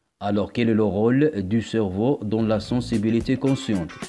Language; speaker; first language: French; non-native, local second language; Arabic